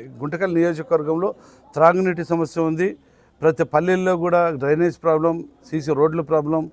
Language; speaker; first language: Telugu; native; Telugu